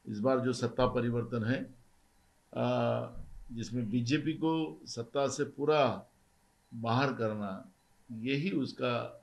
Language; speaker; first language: Hindi; non-native, local second language; Marathi